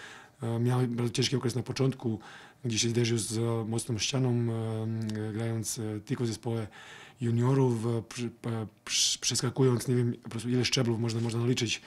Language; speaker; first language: Polish; non-native, fluent; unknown